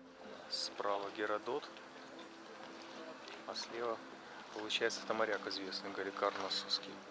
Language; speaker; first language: Russian; native; Russian